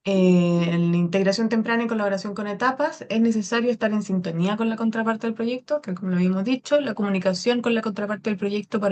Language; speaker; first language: Spanish; native; Spanish